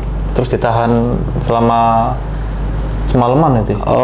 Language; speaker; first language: Indonesian; native; Indonesian